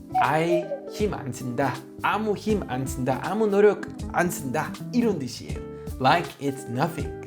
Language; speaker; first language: Korean; native; Korean